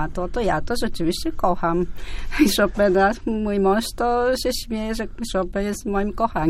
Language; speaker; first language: Polish; non-native, fluent; Japanese